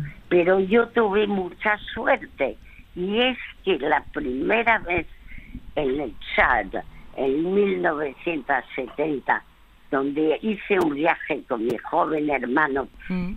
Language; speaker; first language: Spanish; early bilingual, other home language; French